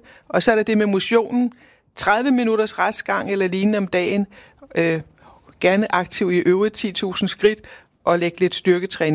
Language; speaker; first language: Danish; native; Danish